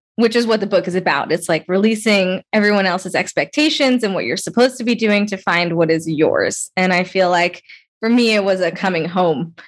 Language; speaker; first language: English; native; English